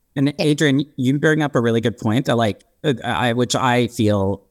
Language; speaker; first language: English; native; English